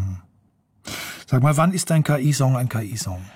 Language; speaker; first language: German; native; German